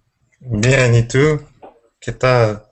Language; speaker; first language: Spanish; non-native, fluent; English